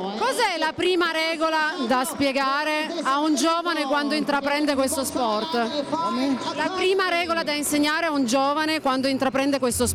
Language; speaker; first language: Italian; native; Italian